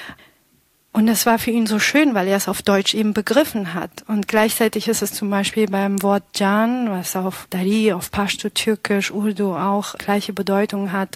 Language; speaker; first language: German; early bilingual, other home language; Pashto